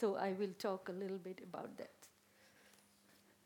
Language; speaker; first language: English; non-native, local second language; Bangla